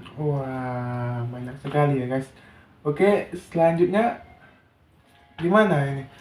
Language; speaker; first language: Indonesian; non-native, local second language; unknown